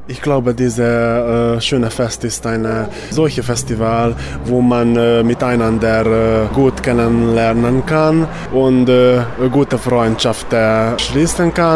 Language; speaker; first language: German; non-native, local second language; Hungarian